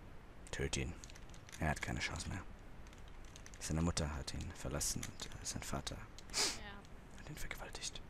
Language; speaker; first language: German; native; German